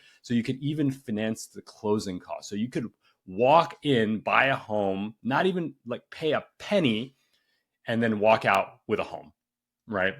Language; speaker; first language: English; native; English